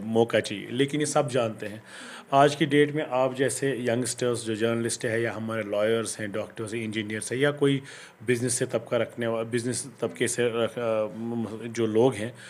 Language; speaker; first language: Hindi; non-native, local second language; Kashmiri